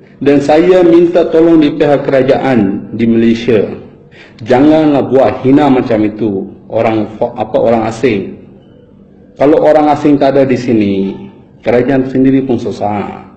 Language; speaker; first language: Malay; non-native, fluent; Bangla